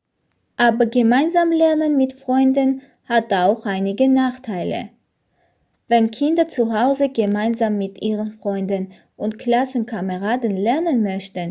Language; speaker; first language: German; non-native, learner; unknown